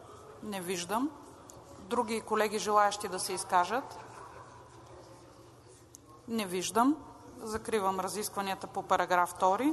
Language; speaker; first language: Bulgarian; native; Bulgarian